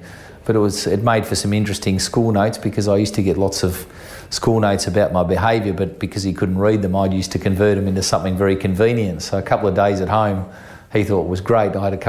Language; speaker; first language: English; native; English